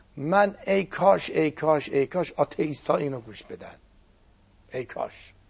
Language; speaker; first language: Persian; non-native, local second language; Azerbaijani